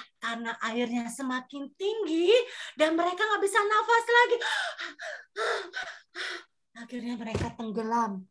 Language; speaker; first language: Indonesian; native; Indonesian